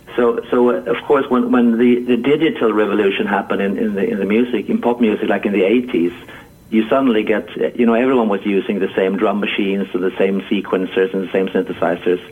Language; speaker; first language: English; non-native, fluent; Swedish